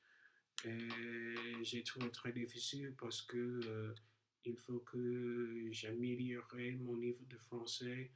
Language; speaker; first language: French; non-native, learner; English